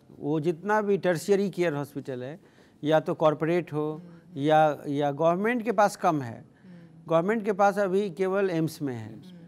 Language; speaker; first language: Hindi; native; Hindi